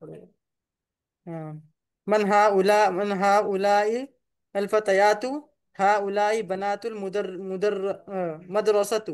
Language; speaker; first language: Arabic; non-native, learner; Urdu